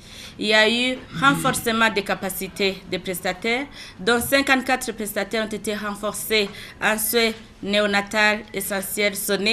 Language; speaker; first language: French; non-native, local second language; Rundi